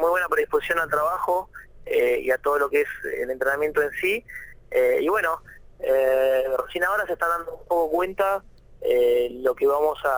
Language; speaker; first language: Spanish; native; Spanish